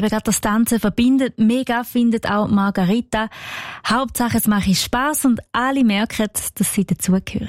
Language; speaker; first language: German; native; German